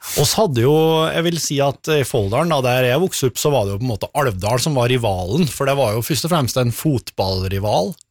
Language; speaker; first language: Norwegian; native; Norwegian